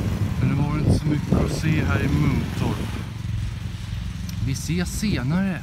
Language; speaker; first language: Swedish; native; Swedish